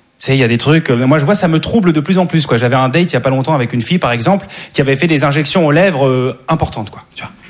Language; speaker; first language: French; native; French